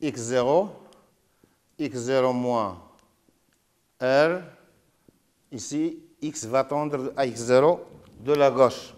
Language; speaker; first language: French; non-native, local second language; Arabic